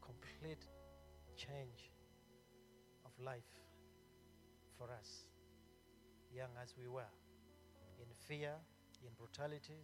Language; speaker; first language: English; non-native, local second language; Acoli